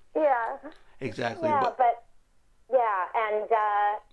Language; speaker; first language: English; native; English